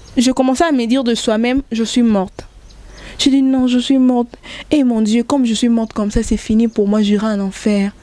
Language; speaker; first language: French; non-native, local second language; Lingala